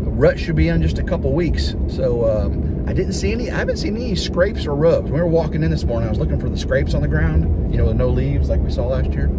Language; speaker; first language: English; native; English